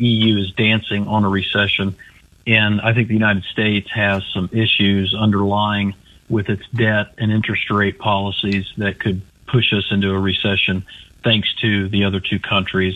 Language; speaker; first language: English; native; English